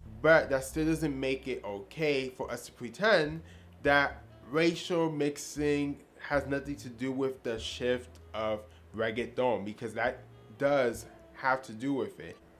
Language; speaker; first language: English; early bilingual, other home language; Spanish